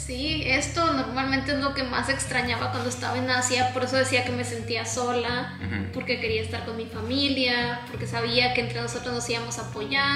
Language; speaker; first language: Spanish; native; Spanish